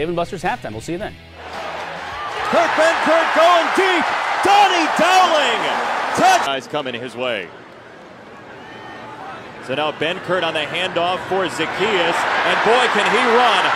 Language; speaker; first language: English; native; English